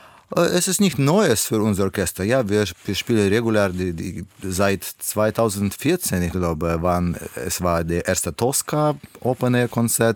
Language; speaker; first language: German; non-native, learner; Russian